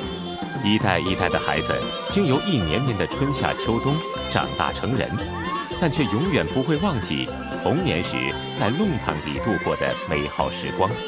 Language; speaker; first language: Chinese; native; Chinese